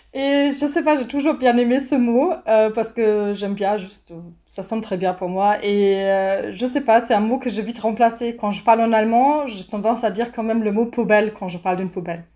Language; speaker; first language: French; non-native, fluent; German